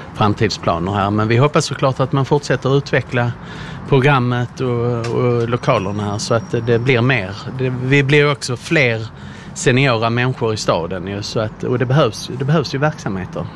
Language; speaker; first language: Swedish; native; Swedish